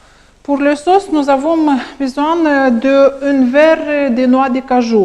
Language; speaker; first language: French; non-native, learner; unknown